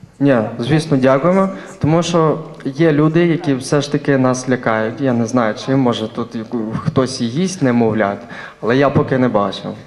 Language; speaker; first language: Ukrainian; non-native, local second language; Russian